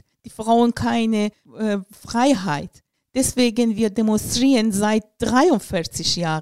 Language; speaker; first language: German; non-native, learner; Persian